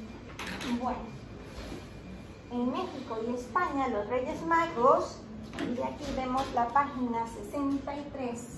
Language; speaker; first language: Spanish; non-native, fluent; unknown